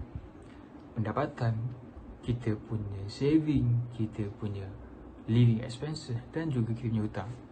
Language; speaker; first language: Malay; native; Malay